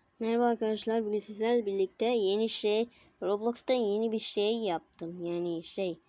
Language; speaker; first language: Turkish; non-native, learner; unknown